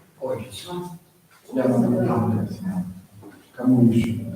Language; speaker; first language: Russian; non-native, fluent; Polish